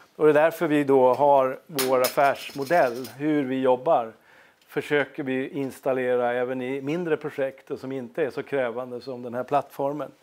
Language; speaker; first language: Swedish; non-native, fluent; Norwegian